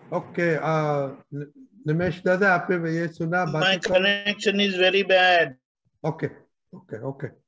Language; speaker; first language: Hindi; non-native, local second language; Gujarati